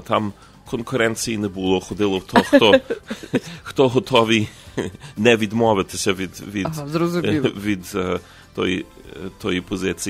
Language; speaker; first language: Ukrainian; early bilingual, heritage; Ukrainian